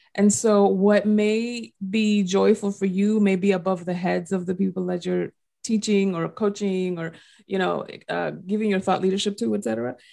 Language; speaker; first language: English; non-native, fluent; Spanish